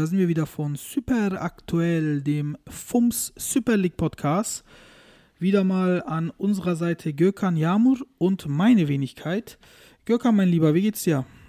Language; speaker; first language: German; early bilingual, other home language; Turkish